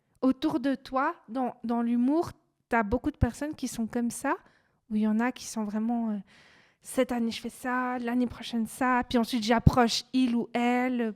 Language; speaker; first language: French; native; French